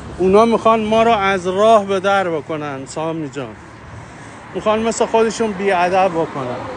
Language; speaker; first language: Persian; native; Persian